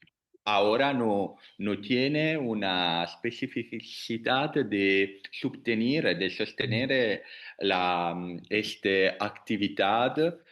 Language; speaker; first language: Spanish; non-native, learner; Italian